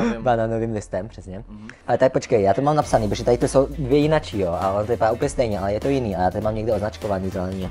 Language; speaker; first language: Czech; early bilingual, other home language; Vietnamese